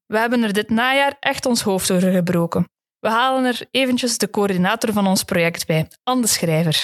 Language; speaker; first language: Dutch; native; Dutch